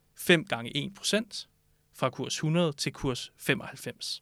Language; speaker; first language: Danish; native; Danish